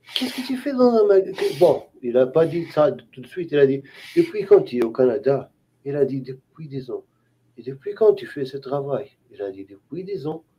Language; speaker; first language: French; non-native, local second language; Haitian Creole